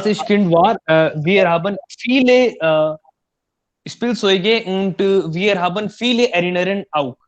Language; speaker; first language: German; non-native, learner; Hindi